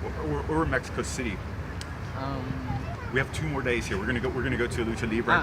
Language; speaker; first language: English; native; English